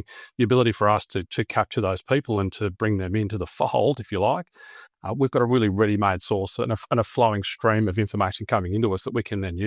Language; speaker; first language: English; native; English